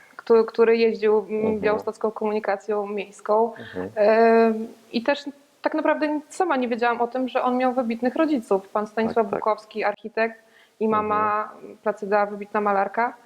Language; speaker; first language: Polish; native; Polish